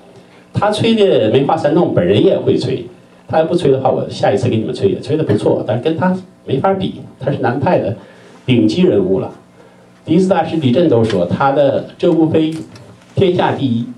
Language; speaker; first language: Chinese; native; Chinese